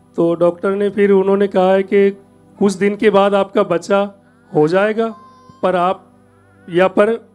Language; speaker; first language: Hindi; native; Hindi